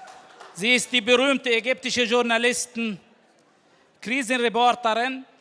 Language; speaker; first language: German; non-native, fluent; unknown